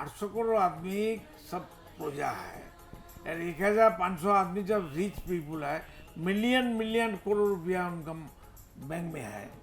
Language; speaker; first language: Hindi; non-native, local second language; Bangla